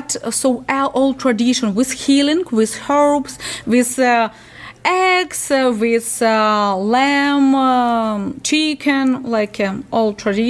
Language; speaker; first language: English; non-native, learner; Ukrainian